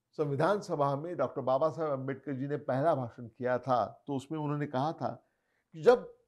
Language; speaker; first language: Hindi; non-native, local second language; Marathi